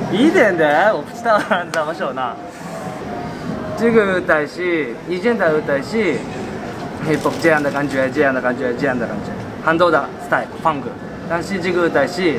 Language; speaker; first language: Chinese; non-native, learner; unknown